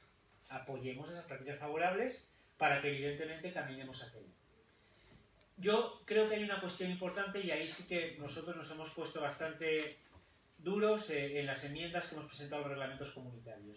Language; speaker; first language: Spanish; native; Spanish